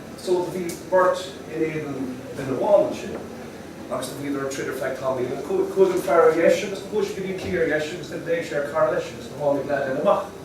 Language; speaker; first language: Irish; non-native, local second language; English